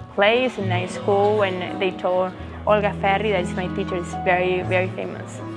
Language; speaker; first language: English; non-native, fluent; Spanish